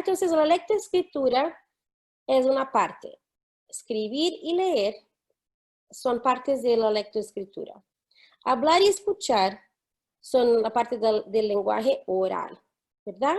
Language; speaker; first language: Spanish; non-native, fluent; English